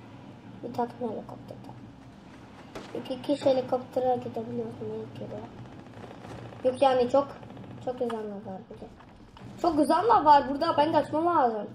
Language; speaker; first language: Turkish; early bilingual, heritage; Turkish